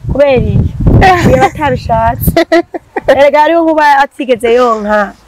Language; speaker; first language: Rundi; native; Rundi